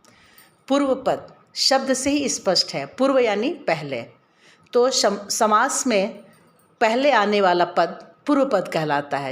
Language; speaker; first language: Hindi; native; Hindi